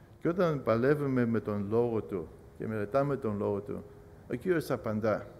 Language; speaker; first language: Greek; early bilingual, heritage; Greek